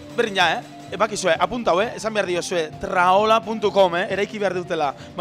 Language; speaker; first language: Basque; native; Basque